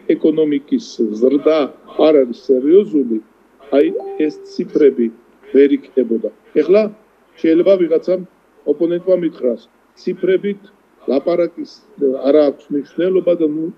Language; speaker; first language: Georgian; native; Georgian